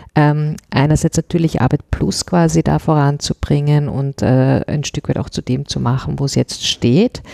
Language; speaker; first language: German; native; German